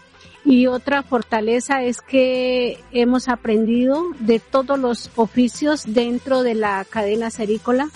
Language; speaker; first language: Spanish; native; Spanish